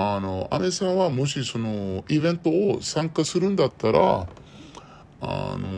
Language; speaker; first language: Japanese; non-native, learner; Arabic